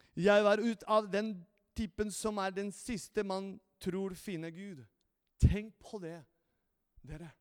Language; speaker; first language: Norwegian; non-native, fluent; Spanish